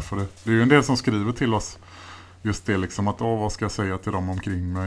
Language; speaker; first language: Swedish; native; Swedish